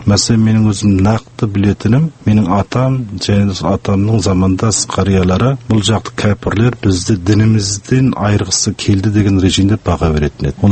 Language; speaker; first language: Kazakh; early bilingual, heritage; Kazakh